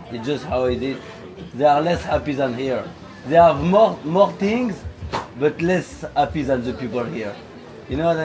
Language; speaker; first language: English; non-native, learner; French